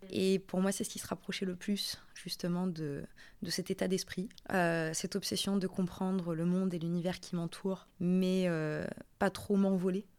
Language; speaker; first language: French; non-native, local second language; Arabic